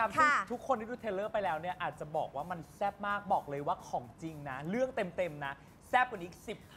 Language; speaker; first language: Thai; native; Thai